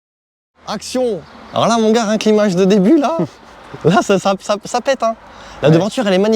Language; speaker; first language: French; native; French